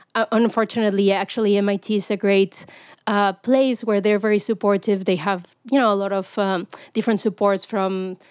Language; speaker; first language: English; non-native, fluent; Spanish